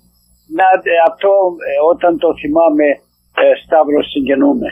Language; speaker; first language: Greek; native; Greek